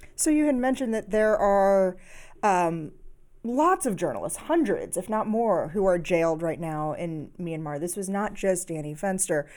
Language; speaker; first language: English; native; English